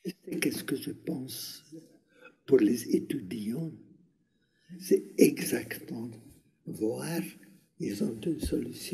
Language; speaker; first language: French; non-native, learner; Hungarian